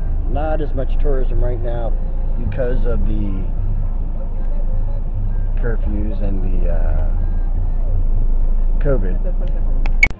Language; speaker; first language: English; native; English